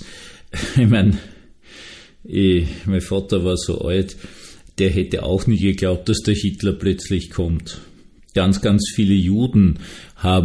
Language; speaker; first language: German; native; German